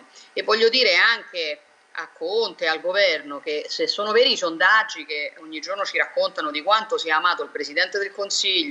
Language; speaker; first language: Italian; native; Italian